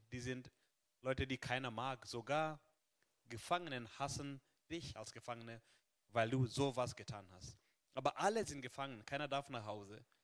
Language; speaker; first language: German; non-native, fluent; Swahili